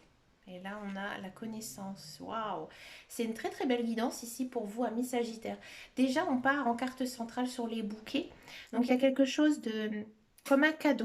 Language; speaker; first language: French; native; French